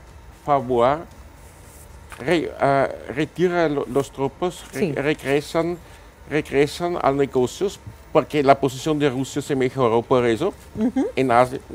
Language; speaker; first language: Spanish; non-native, fluent; German